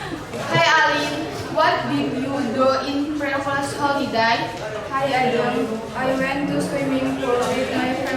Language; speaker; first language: English; non-native, learner; Indonesian